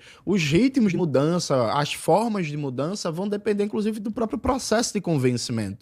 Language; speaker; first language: Portuguese; native; Portuguese